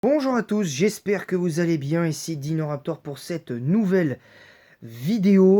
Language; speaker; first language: French; native; French